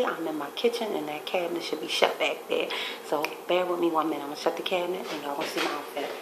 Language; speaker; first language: English; native; English